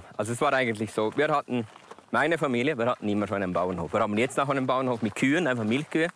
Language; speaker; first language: German; native; German